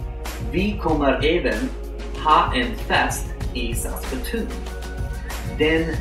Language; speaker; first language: Swedish; non-native, learner; English